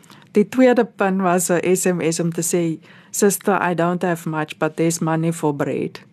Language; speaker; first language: English; non-native, local second language; Afrikaans